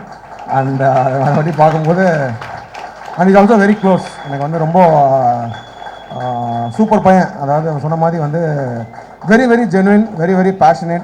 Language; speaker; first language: Tamil; native; Tamil